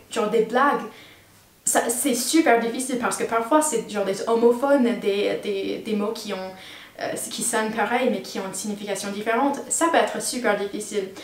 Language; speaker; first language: French; non-native, fluent; English